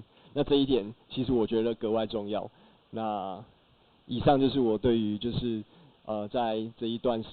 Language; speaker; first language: Chinese; native; Chinese